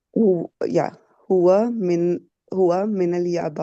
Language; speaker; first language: Arabic; non-native, learner; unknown